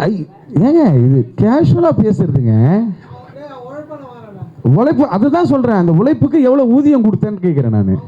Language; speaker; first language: Tamil; native; Tamil